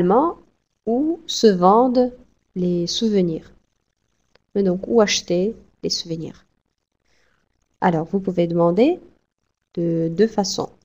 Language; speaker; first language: French; non-native, fluent; Russian